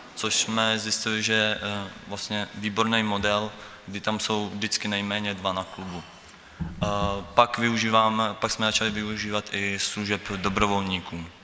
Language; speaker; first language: Czech; native; Czech